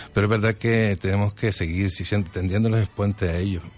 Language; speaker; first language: Spanish; early bilingual, other home language; French